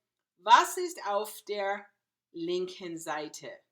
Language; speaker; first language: German; non-native, fluent; English